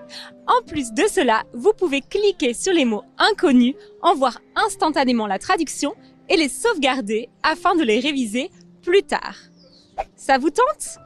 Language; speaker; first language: French; native; French